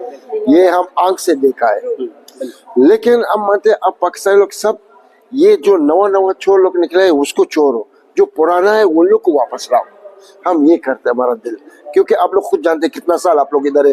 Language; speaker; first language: Hindi; non-native, learner; Arabic